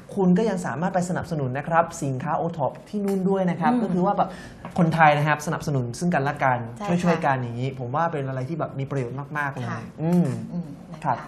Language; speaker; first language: Thai; non-native, fluent; Chinese